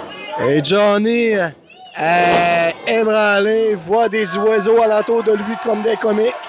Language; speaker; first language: French; native; French